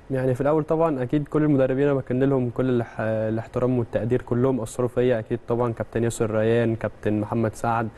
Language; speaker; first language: Egyptian Arabic; native; Egyptian Arabic